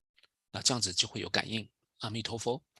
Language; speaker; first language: Chinese; native; Chinese